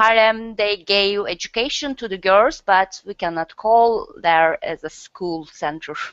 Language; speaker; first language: English; non-native, learner; Turkish